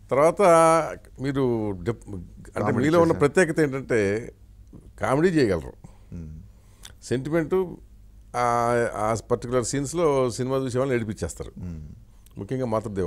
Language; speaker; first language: Telugu; native; Telugu